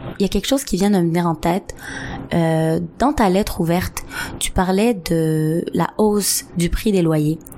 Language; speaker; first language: French; native; French